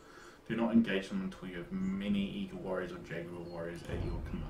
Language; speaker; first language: English; native; English